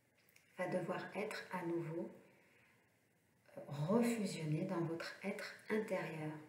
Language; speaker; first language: French; native; French